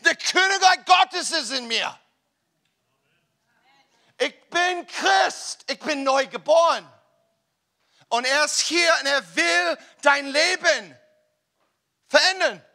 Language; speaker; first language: German; non-native, learner; English